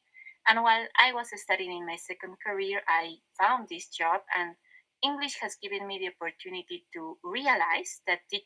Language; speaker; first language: English; non-native, fluent; Spanish